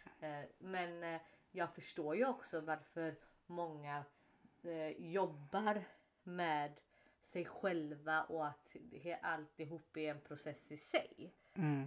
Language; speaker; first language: Swedish; native; Swedish